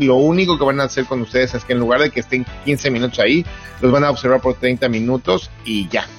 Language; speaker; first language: Spanish; native; Spanish